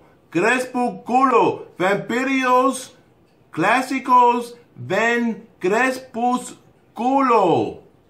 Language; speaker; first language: Spanish; non-native, learner; English